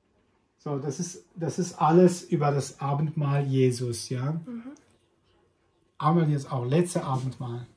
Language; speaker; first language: German; non-native, fluent; Italian